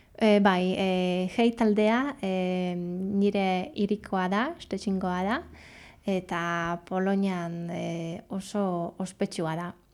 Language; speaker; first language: Basque; non-native, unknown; Polish